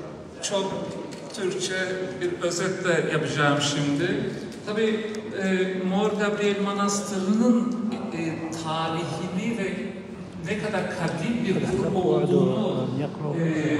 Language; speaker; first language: Turkish; non-native, local second language; Aramaic